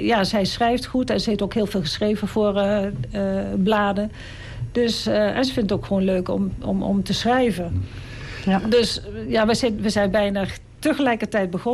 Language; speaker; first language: Dutch; native; Dutch